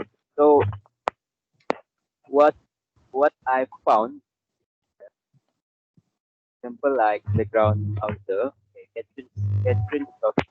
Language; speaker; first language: English; non-native, local second language; Malay